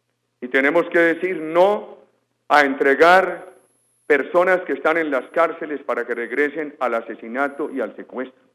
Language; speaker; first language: Spanish; native; Spanish